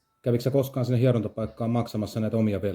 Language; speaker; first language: Finnish; native; Finnish